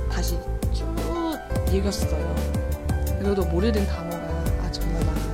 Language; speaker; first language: Korean; non-native, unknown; Chinese